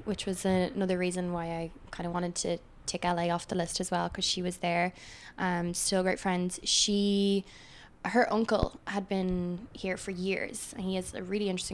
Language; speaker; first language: English; native; English